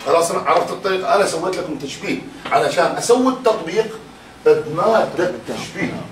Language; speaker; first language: Arabic; native; Arabic